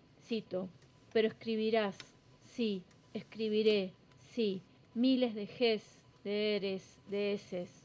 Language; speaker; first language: Spanish; native; Spanish